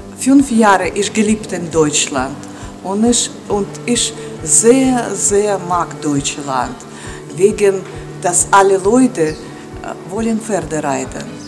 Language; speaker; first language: German; non-native, learner; Russian